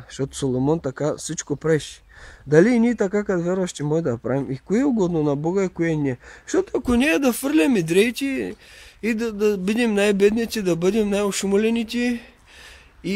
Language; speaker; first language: Bulgarian; native; Bulgarian